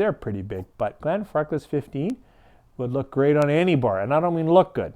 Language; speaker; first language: English; native; English